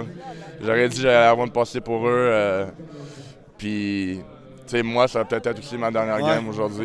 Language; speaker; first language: French; native; French